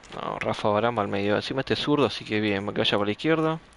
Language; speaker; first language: Spanish; native; Spanish